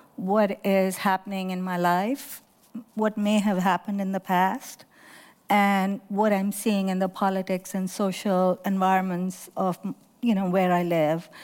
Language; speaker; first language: English; non-native, local second language; Urdu